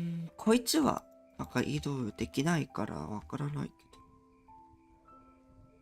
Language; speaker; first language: Japanese; non-native, learner; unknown